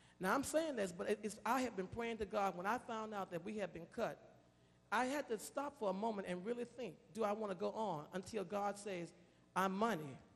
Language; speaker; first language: English; native; English